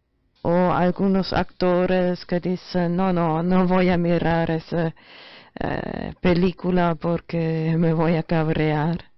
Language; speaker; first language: Spanish; non-native, fluent; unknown